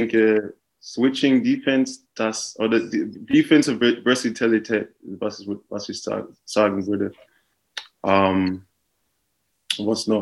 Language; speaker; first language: German; non-native, fluent; English